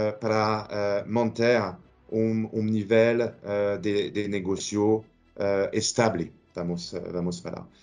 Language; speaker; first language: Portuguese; non-native, fluent; French